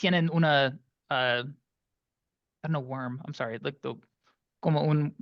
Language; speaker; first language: Spanish; non-native, learner; English